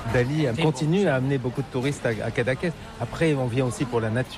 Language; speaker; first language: French; native; French